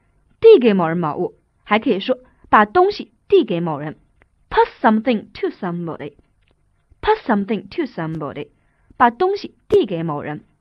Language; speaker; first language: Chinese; native; Chinese